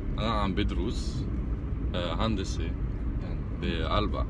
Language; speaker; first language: Arabic; non-native, learner; French